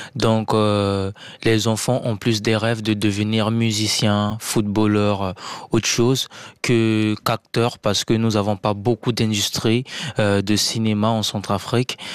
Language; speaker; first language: French; non-native, local second language; Sango